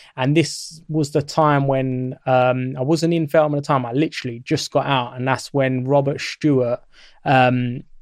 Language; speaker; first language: English; native; English